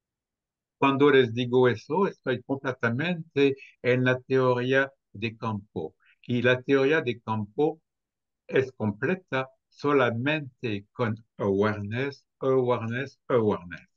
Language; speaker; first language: Spanish; non-native, fluent; French